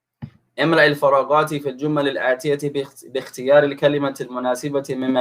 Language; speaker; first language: Arabic; non-native, fluent; English